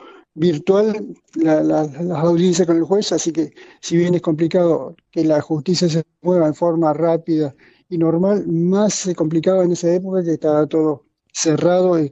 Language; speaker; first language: Spanish; native; Spanish